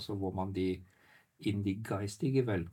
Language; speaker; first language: German; non-native, fluent; Norwegian